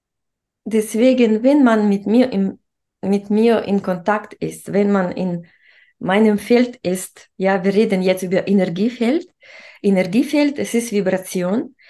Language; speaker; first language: German; non-native, fluent; Russian